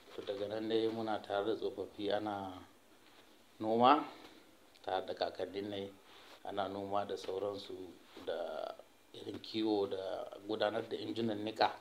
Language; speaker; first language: Hausa; early bilingual, heritage; Hausa